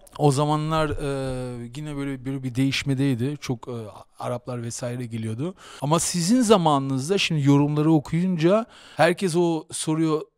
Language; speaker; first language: Turkish; early bilingual, heritage; Turkish